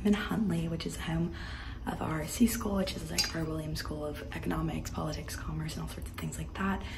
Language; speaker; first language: English; native; English